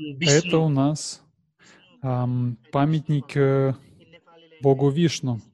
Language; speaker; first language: Russian; non-native, learner; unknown